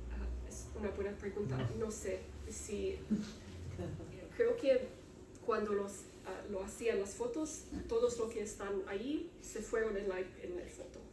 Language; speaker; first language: Spanish; non-native, learner; Romanian